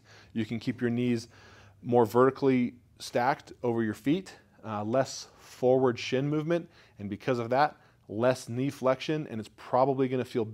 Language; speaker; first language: English; native; English